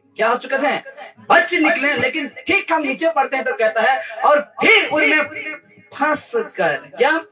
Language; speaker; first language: Hindi; non-native, local second language; Odia